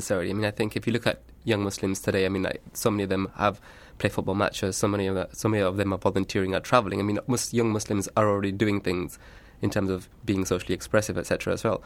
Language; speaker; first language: English; native; English